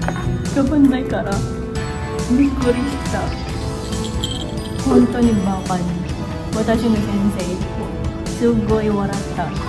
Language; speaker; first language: Japanese; non-native, learner; Filipino